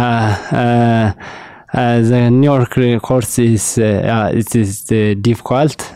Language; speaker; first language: English; non-native, learner; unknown